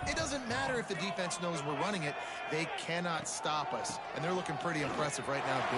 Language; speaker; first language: English; native; English